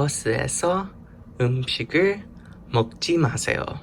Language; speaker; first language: Korean; non-native, learner; English